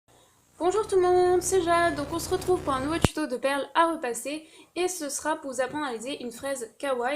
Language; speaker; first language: French; native; French